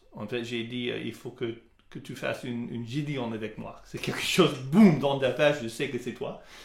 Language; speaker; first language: French; non-native, fluent; English